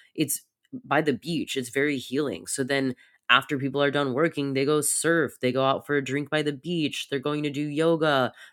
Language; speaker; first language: English; native; English